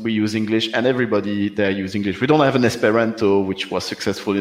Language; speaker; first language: English; non-native, fluent; French